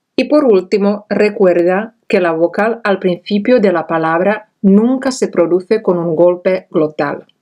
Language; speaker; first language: Spanish; non-native, fluent; Czech